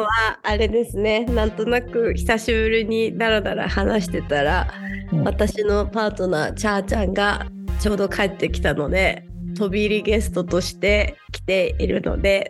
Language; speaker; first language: Japanese; native; Japanese